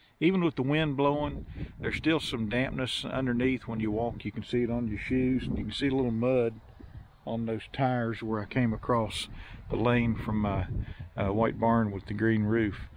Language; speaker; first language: English; native; English